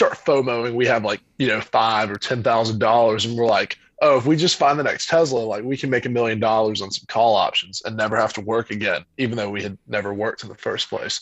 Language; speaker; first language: English; native; English